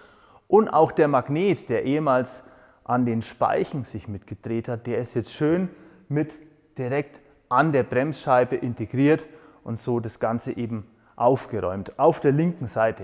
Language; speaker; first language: German; native; German